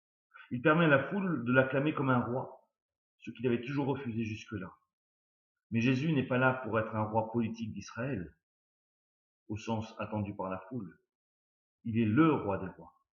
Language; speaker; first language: French; native; French